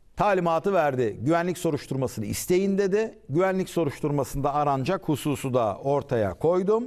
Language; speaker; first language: Turkish; native; Turkish